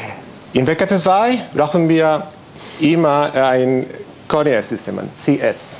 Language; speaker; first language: German; non-native, learner; Spanish